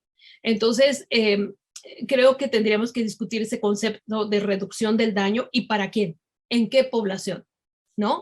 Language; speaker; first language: Spanish; native; Spanish